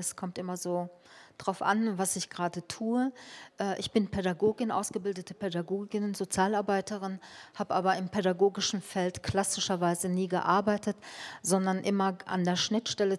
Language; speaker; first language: German; early bilingual, other home language; Turkish